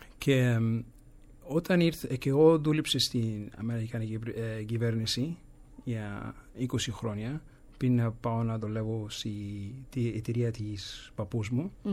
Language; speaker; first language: Greek; early bilingual, heritage; English